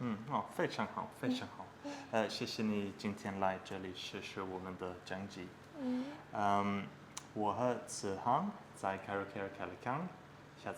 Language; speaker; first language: Chinese; non-native, learner; English